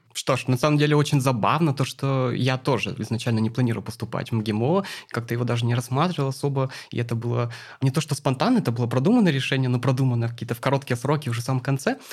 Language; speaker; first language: Russian; native; Russian